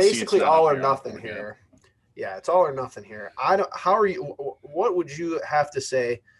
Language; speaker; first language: English; native; English